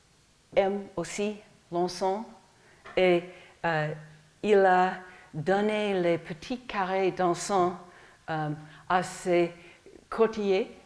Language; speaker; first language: French; non-native, fluent; English